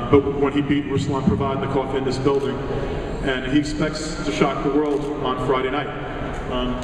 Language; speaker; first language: English; native; English